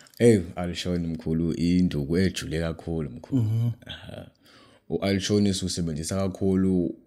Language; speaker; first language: Zulu; non-native, local second language; Xhosa